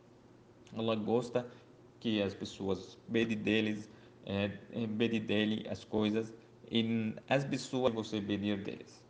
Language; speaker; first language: Portuguese; non-native, learner; Arabic